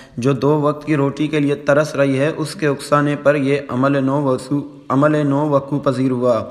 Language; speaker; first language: Urdu; non-native, local second language; Baluchi